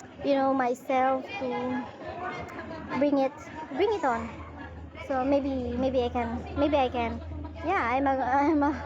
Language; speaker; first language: English; non-native, learner; Filipino